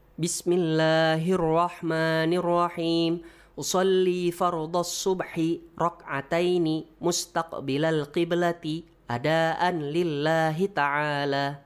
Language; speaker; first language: Arabic; non-native, fluent; Indonesian